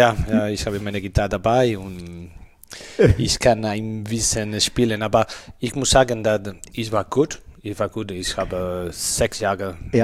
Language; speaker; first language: German; non-native, learner; Spanish